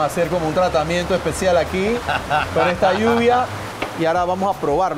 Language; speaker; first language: Spanish; native; Spanish